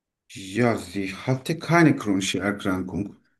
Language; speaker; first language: German; non-native, learner; Turkish